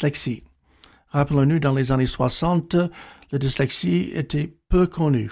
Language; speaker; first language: French; non-native, fluent; English